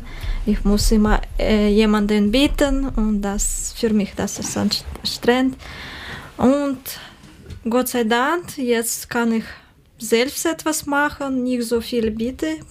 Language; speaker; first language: German; non-native, learner; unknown